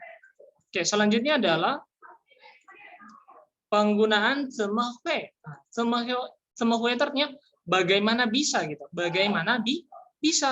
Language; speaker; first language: Indonesian; native; Indonesian